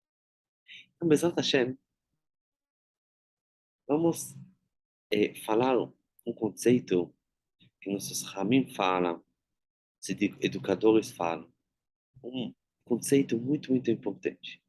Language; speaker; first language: Portuguese; non-native, fluent; Hebrew